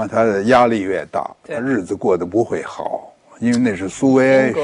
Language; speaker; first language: Chinese; native; Chinese